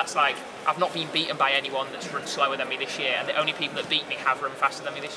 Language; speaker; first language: English; native; English